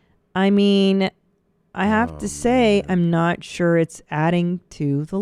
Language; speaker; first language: English; native; English